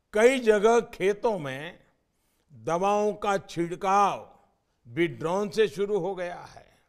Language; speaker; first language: Hindi; non-native, local second language; Gujarati